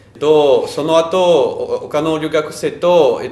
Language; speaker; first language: Japanese; non-native, learner; French